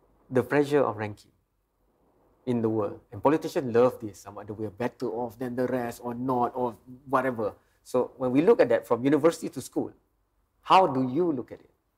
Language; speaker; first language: English; non-native, local second language; Malay